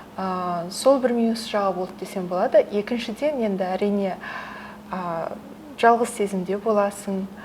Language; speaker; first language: Kazakh; early bilingual, heritage; Kazakh